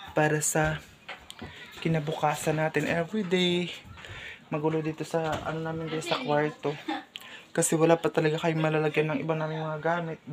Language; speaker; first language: Filipino; non-native, local second language; Cebuano